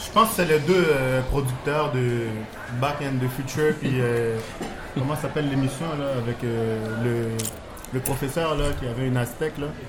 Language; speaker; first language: French; native; French